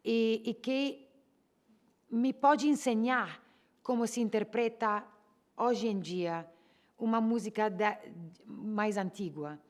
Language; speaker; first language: Portuguese; non-native, fluent; Italian